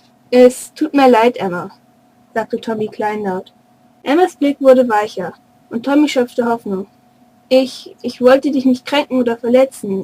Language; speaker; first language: German; native; German